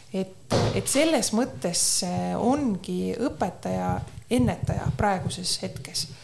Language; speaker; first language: Estonian; native; Estonian